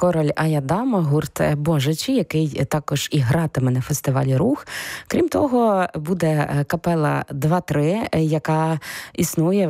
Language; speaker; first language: Ukrainian; native; Ukrainian